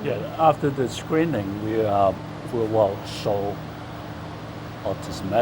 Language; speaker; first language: English; non-native, fluent; Cantonese